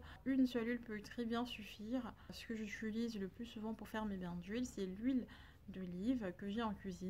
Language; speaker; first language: French; native; French